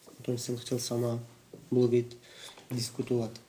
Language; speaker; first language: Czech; non-native, fluent; Russian